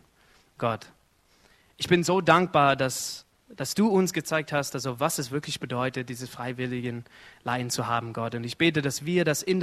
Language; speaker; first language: German; non-native, fluent; Arabic